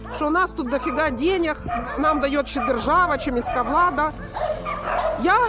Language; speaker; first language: Ukrainian; non-native, local second language; Russian